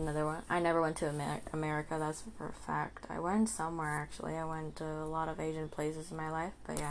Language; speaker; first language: English; non-native, fluent; Indonesian